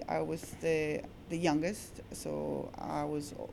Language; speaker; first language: English; non-native, fluent; Spanish